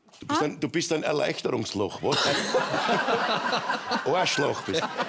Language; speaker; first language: German; native; German